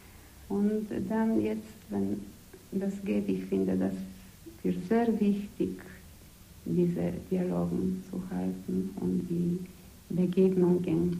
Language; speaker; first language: German; non-native, fluent; Polish